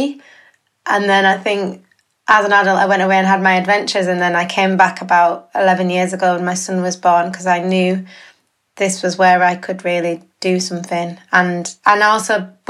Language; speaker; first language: English; native; English